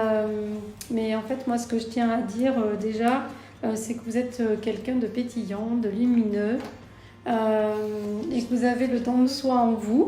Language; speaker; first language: French; native; French